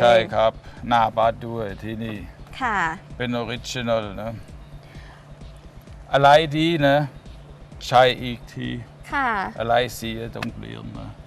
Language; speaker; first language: Thai; non-native, fluent; German